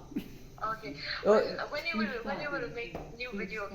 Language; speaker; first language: English; non-native, local second language; Mizo